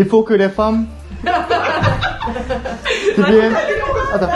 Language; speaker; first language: French; non-native, learner; Korean